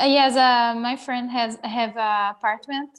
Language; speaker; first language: English; non-native, learner; Portuguese